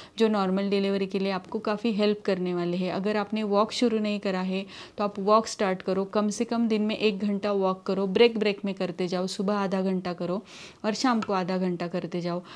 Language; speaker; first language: Hindi; non-native, local second language; Marathi